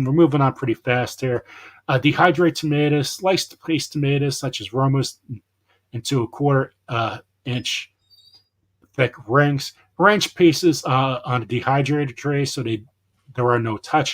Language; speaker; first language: English; native; English